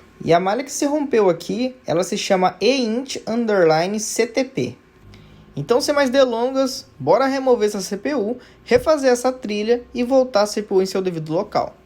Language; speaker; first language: Portuguese; native; Portuguese